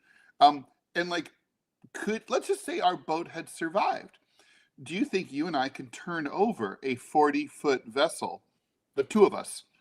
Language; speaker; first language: English; native; English